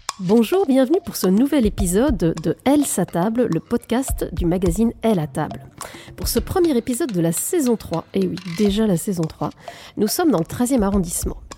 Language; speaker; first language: French; native; French